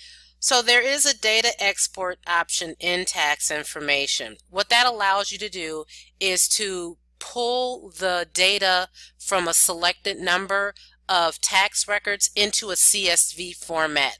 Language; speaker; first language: English; native; English